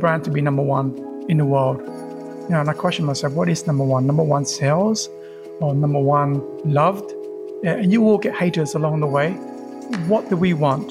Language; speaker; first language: English; early bilingual, other home language; Vietnamese